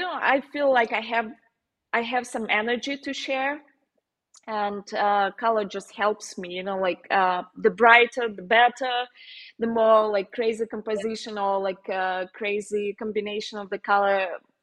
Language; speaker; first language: English; non-native, fluent; Russian